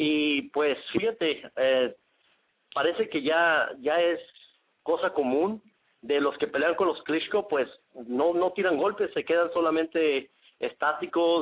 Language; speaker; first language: Spanish; native; Spanish